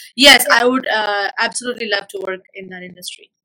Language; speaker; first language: English; non-native, local second language; Malayalam